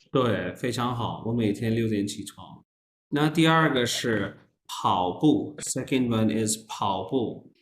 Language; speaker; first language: Chinese; non-native, fluent; Urdu